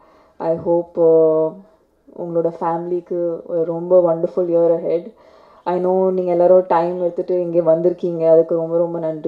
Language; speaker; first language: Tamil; non-native, fluent; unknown